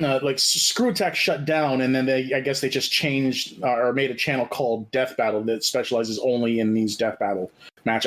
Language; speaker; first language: English; native; English